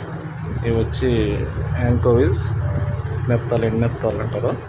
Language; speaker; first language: Telugu; native; Telugu